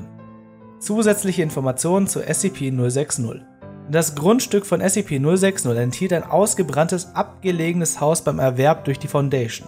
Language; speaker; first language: German; native; German